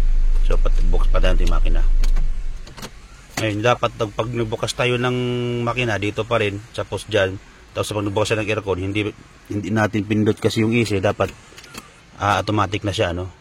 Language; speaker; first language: Filipino; native; Filipino